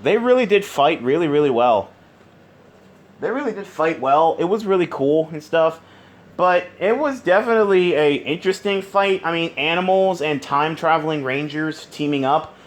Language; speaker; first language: English; native; English